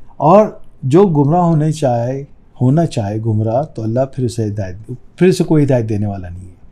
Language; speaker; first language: Urdu; native; Urdu